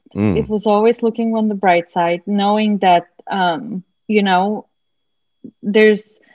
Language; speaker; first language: English; non-native, fluent; Macedonian